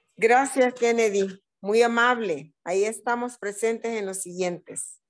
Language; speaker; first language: Spanish; native; Spanish